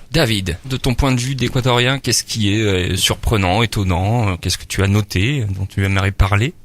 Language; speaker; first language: French; native; French